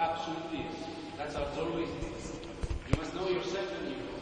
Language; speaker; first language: English; non-native, fluent; Italian